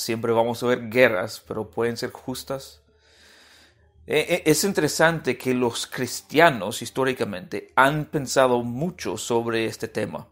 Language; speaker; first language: Spanish; non-native, fluent; English